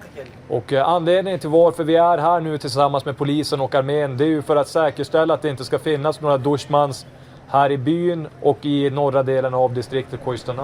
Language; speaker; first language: Swedish; native; Swedish